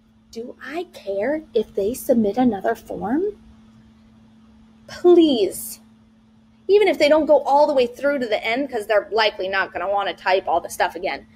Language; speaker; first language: English; native; English